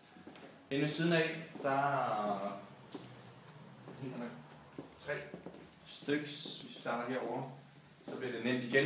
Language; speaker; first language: Danish; native; Danish